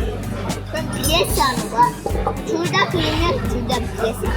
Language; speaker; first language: Korean; early bilingual, heritage; Korean